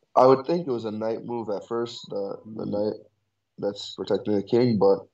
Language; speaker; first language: English; native; English